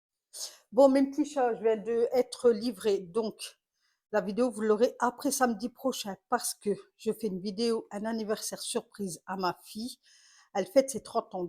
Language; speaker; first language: French; native; French